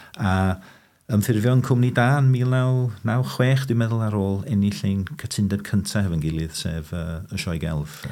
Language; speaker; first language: Welsh; early bilingual, heritage; Welsh